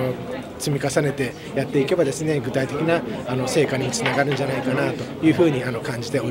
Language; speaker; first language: Japanese; native; Japanese